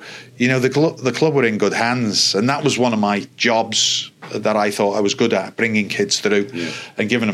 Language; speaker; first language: English; native; English